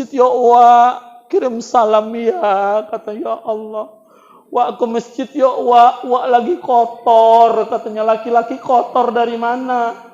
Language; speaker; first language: Indonesian; native; Indonesian